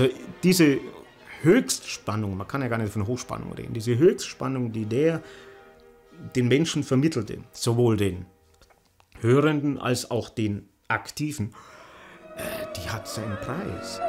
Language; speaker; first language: German; native; German